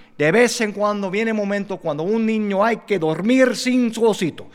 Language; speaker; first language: Spanish; early bilingual, other home language; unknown